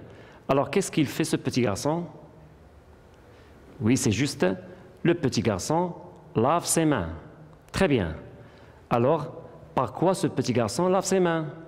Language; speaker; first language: French; non-native, local second language; Arabic